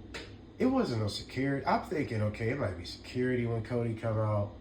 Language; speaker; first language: English; native; English